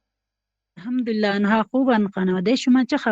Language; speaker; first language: Persian; non-native, learner; Urdu